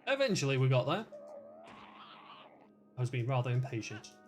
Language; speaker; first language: English; native; English